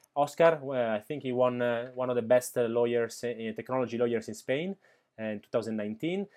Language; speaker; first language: English; non-native, fluent; Italian